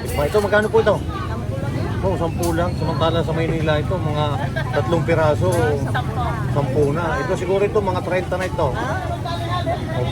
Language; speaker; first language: Filipino; native; Filipino